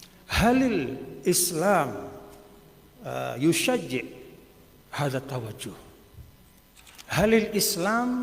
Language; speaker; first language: Arabic; non-native, fluent; Indonesian